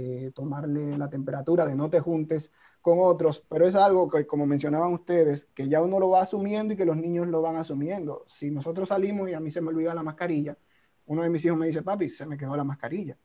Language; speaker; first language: Spanish; native; Spanish